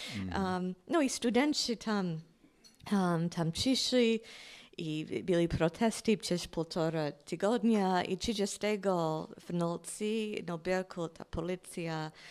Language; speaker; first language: Polish; non-native, fluent; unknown